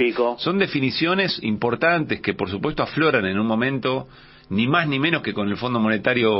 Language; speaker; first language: Spanish; native; Spanish